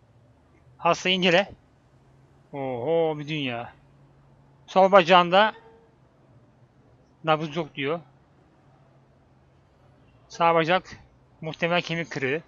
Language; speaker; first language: Turkish; native; Turkish